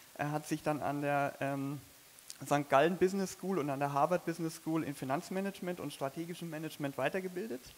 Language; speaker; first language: German; native; German